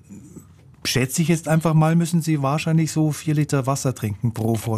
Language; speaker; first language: German; native; German